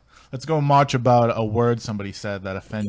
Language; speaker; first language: English; native; English